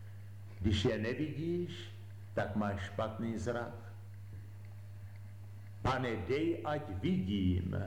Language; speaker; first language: Czech; native; Czech